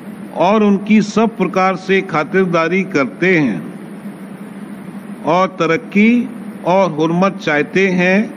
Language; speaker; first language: Hindi; native; Hindi